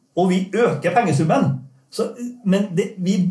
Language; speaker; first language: Norwegian; native; Norwegian